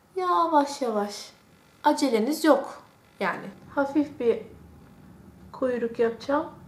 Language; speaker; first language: Turkish; early bilingual, heritage; Turkish